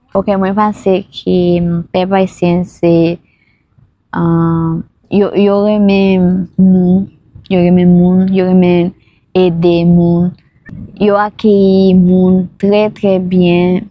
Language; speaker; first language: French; non-native, learner; Spanish